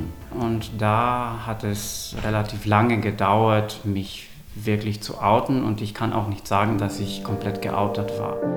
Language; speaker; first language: German; non-native, local second language; Romanian